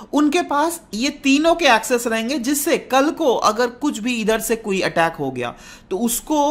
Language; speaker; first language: Hindi; non-native, local second language; Assamese